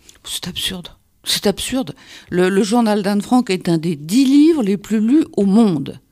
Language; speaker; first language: French; native; French